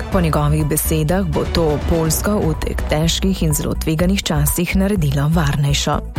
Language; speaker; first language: Slovenian; native; Slovenian